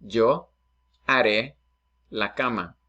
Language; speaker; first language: Spanish; non-native, fluent; English